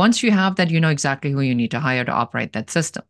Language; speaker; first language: English; non-native, fluent; German